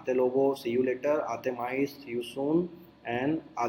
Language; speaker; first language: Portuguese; non-native, learner; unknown